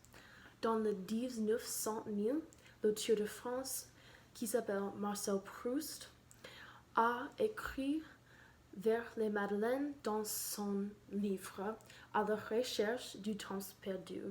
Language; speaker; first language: French; non-native, learner; English